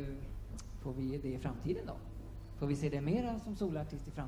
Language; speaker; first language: Swedish; native; Swedish